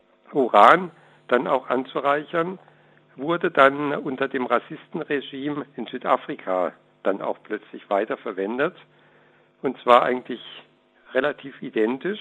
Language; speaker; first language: German; native; German